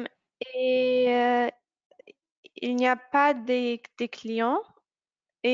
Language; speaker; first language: French; non-native, fluent; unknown